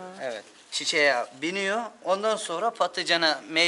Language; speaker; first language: Turkish; native; Turkish